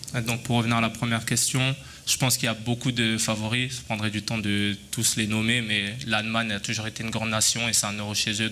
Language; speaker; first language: French; native; French